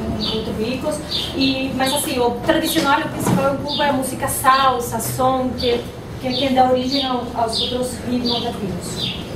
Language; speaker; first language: Portuguese; non-native, fluent; Spanish